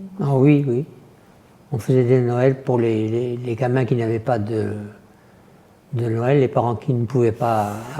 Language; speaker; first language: French; native; French